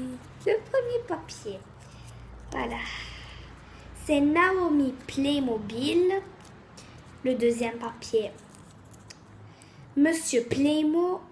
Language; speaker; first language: French; native; French